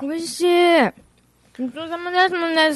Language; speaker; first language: Japanese; native; Japanese